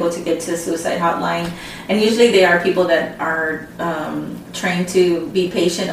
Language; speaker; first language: English; early bilingual, other home language; Spanish